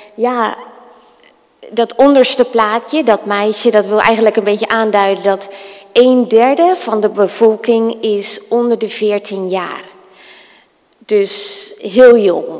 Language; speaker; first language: Dutch; native; Dutch